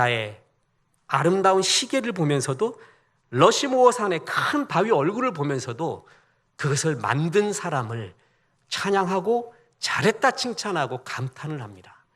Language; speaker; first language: Korean; native; Korean